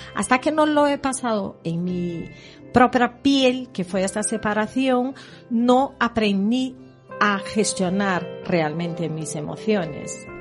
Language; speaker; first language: Spanish; early bilingual, heritage; Spanish